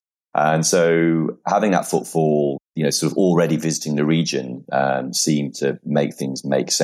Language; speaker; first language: English; native; English